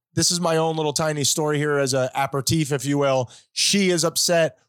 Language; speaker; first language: English; native; English